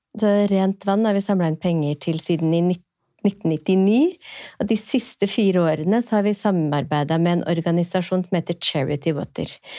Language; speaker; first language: Norwegian; native; Norwegian